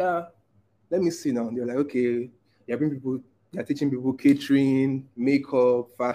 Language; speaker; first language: English; non-native, local second language; Igbo